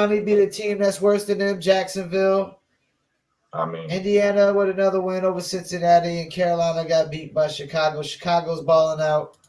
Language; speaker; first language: English; native; English